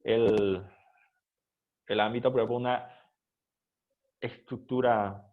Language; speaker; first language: Spanish; native; Spanish